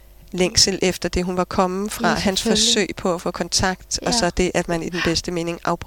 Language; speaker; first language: Danish; native; Danish